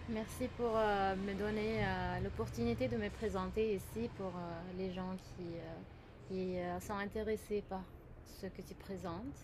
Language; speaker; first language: French; non-native, fluent; Arabic